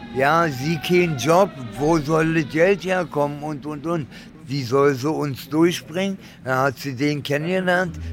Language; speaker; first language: German; early bilingual, other home language; Italian